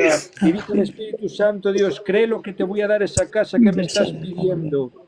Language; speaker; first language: Spanish; native; Spanish